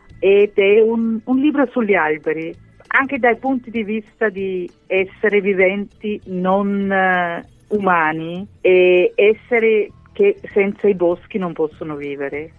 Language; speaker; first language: Italian; non-native, fluent; German